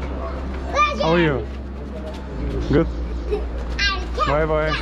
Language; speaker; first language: English; non-native, learner; Lithuanian